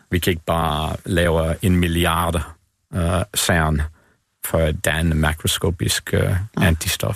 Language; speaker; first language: Danish; non-native, fluent; English